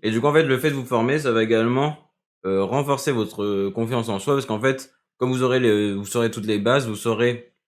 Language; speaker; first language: French; native; French